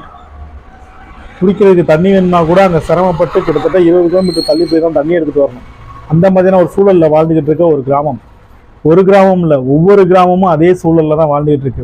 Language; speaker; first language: Tamil; native; Tamil